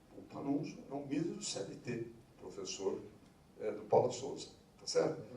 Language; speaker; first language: Portuguese; native; Portuguese